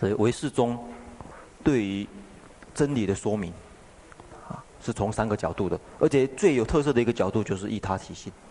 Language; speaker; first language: Chinese; native; Chinese